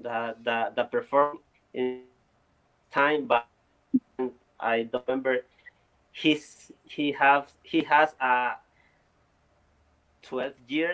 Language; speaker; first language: English; non-native, learner; Spanish